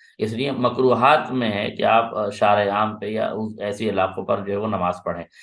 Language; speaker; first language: Urdu; native; Urdu